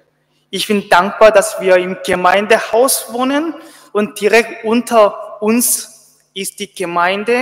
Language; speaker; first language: German; non-native, fluent; Korean